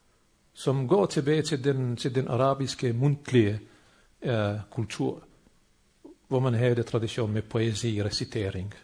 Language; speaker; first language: Danish; non-native, fluent; Bosnian